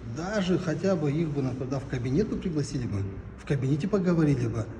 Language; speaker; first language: Russian; non-native, local second language; Kazakh